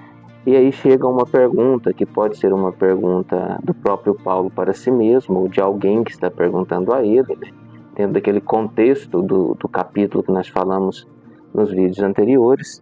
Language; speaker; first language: Portuguese; native; Portuguese